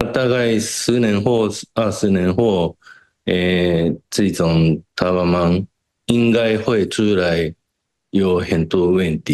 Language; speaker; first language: Chinese; non-native, fluent; Japanese